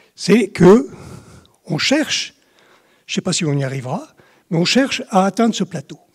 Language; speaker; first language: French; native; French